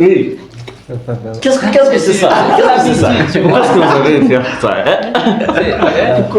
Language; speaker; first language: French; non-native, learner; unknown